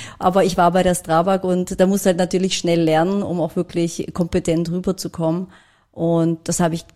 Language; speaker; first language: German; early bilingual, other home language; Polish